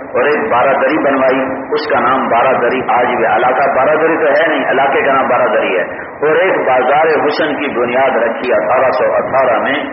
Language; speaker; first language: Urdu; non-native, local second language; Punjabi